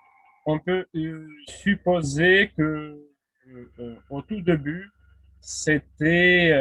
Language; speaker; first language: French; non-native, fluent; Russian